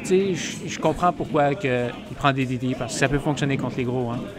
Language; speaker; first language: French; native; French